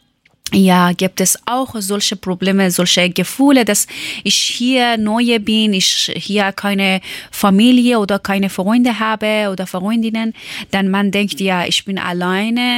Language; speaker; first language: German; non-native, learner; Persian